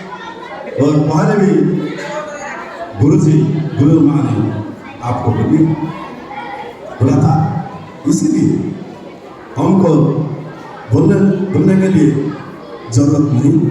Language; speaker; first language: Hindi; non-native, local second language; Odia